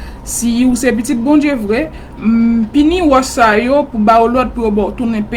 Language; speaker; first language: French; non-native, local second language; Haitian Creole